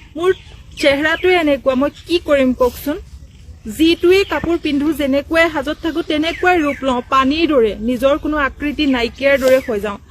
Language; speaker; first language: Assamese; non-native, local second language; Bodo